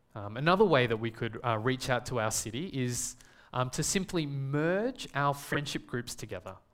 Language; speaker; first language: English; native; English